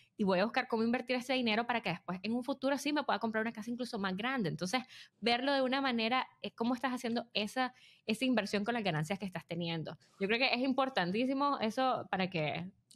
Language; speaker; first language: Spanish; native; Spanish